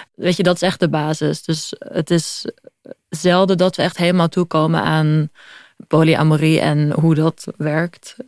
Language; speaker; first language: Dutch; native; Dutch